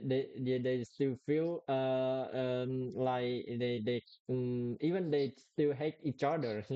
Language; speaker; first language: English; non-native, learner; Vietnamese